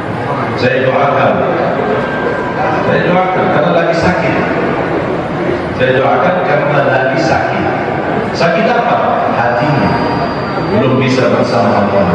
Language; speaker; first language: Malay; non-native, fluent; Arabic